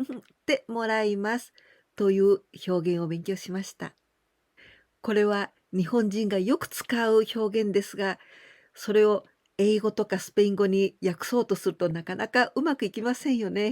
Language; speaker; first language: Japanese; non-native, fluent; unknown